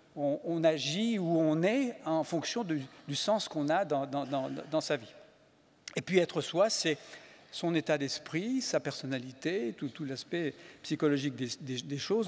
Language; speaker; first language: French; native; French